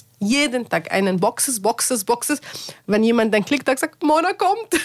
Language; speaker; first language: German; non-native, learner; Arabic